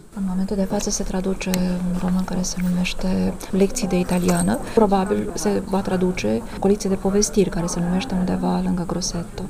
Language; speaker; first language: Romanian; non-native, fluent; Russian